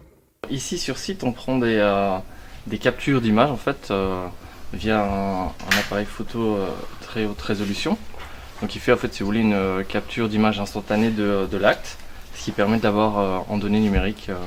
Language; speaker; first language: French; native; French